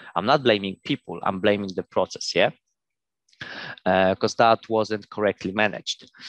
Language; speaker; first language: English; non-native, fluent; Polish